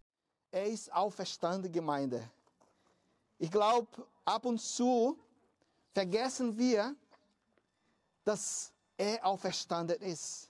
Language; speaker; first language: German; non-native, fluent; Portuguese